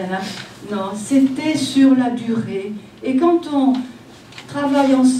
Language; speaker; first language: French; native; French